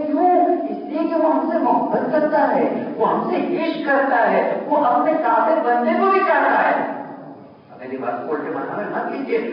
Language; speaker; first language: Urdu; non-native, local second language; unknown